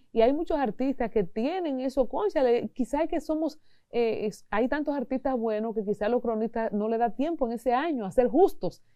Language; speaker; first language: Spanish; native; Spanish